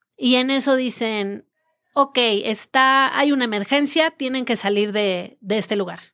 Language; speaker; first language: Spanish; native; Spanish